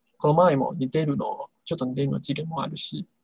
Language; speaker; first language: Japanese; non-native, learner; Chinese